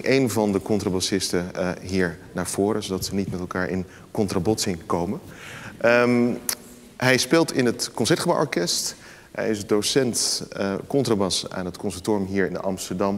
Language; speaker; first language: Dutch; native; Dutch